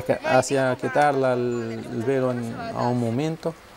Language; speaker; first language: Spanish; non-native, fluent; Arabic